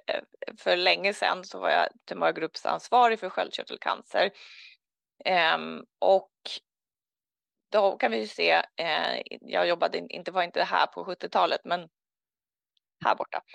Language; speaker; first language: Swedish; native; Swedish